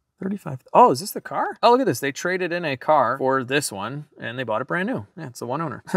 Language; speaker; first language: English; native; English